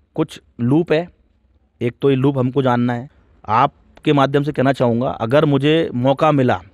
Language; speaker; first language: Hindi; native; Hindi